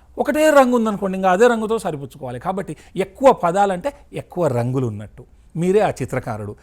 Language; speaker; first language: Telugu; native; Telugu